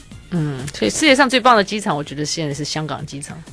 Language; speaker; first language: Chinese; native; Chinese